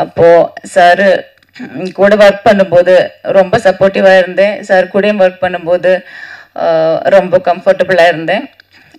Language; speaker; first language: Tamil; non-native, learner; Malayalam